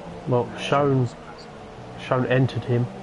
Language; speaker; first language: English; native; English